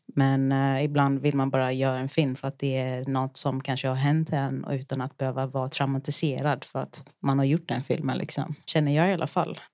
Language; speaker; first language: Swedish; early bilingual, other home language; Yoruba